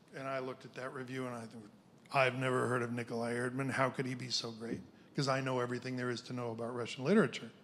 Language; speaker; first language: English; native; English